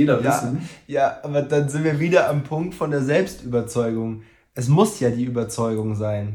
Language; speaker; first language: German; native; German